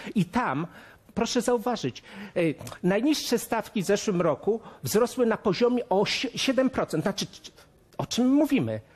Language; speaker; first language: Polish; native; Polish